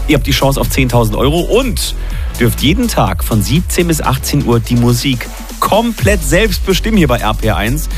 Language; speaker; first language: German; native; German